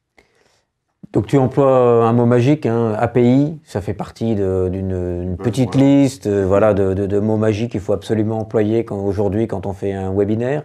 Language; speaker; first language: French; native; French